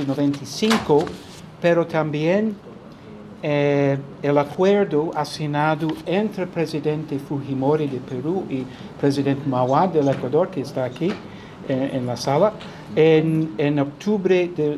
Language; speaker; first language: Spanish; non-native, fluent; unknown